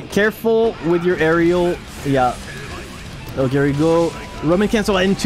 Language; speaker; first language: English; non-native, fluent; French